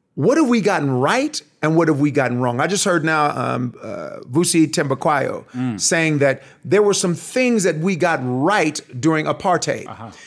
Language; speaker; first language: English; native; English